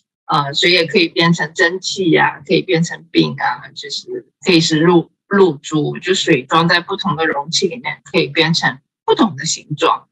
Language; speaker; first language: Chinese; native; Chinese